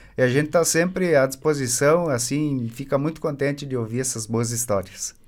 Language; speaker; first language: Portuguese; native; Portuguese